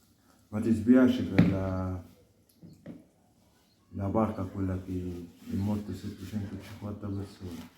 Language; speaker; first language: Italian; non-native, learner; Arabic